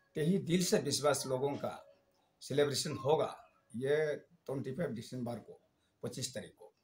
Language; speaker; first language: Hindi; non-native, local second language; Nyishi